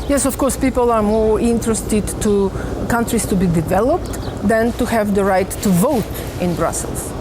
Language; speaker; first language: English; non-native, fluent; Macedonian